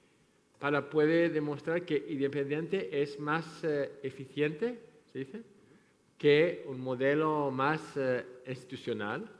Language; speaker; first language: Spanish; non-native, fluent; French